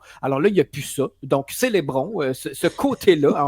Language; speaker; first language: French; native; French